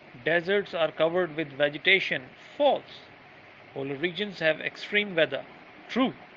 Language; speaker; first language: English; non-native, local second language; Urdu